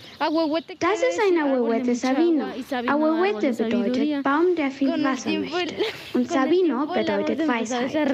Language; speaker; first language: German; native; German